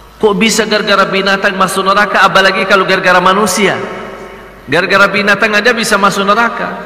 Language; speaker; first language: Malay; non-native, fluent; Arabic